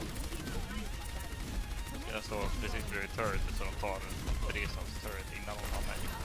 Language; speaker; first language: Swedish; native; Swedish